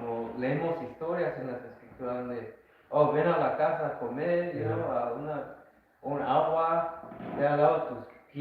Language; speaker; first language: Spanish; early bilingual, heritage; Spanish